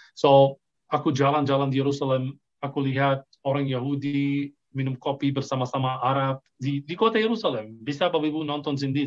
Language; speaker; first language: Indonesian; non-native, fluent; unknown